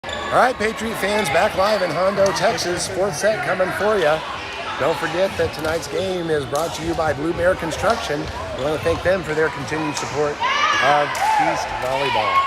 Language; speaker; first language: English; native; English